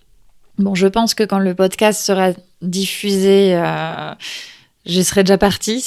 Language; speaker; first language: French; native; French